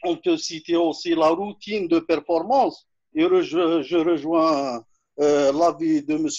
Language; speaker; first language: French; non-native, local second language; Arabic